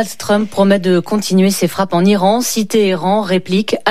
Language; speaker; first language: French; native; French